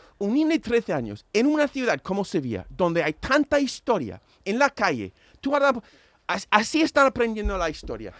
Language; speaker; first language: Spanish; non-native, fluent; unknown